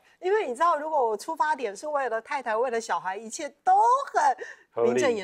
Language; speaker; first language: Chinese; native; Chinese